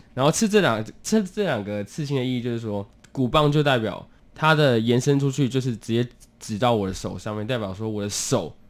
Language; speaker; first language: Chinese; native; Chinese